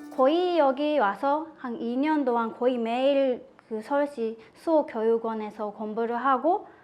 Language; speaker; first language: Korean; non-native, fluent; Japanese